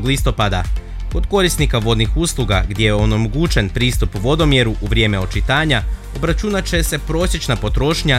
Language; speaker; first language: Croatian; native; Croatian